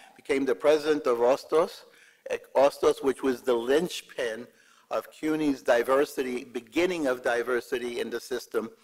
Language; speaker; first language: English; early bilingual, other home language; Spanish